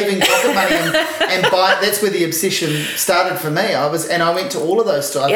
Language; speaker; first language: English; native; English